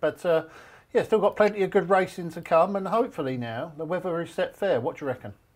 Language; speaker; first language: English; native; English